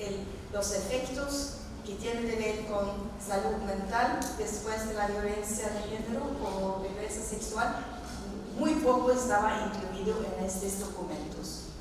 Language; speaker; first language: Spanish; non-native, fluent; Norwegian